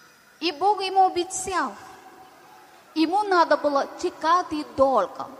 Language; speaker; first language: Ukrainian; non-native, learner; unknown